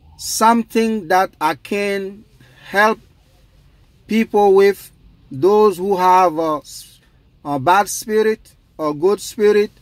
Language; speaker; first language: English; non-native, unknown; Dyula